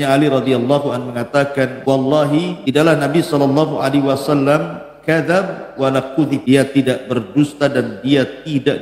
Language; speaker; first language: Indonesian; native; Indonesian